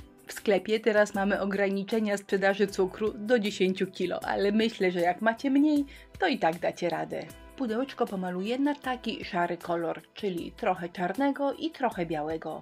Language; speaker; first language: Polish; native; Polish